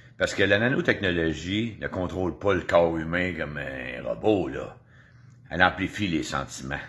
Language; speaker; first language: French; native; French